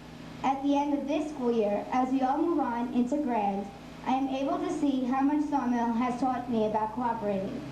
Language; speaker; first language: English; native; English